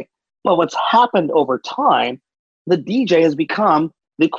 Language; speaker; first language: English; native; English